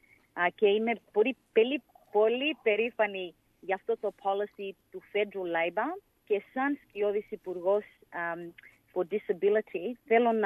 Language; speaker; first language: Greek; early bilingual, heritage; English